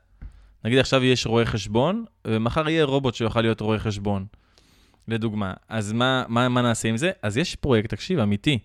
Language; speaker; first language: Hebrew; native; Hebrew